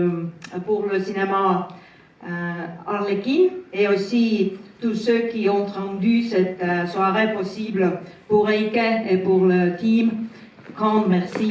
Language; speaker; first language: French; non-native, learner; Estonian